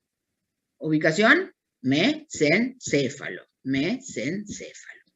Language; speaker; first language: Spanish; native; Spanish